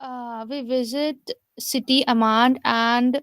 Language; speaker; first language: English; non-native, learner; Urdu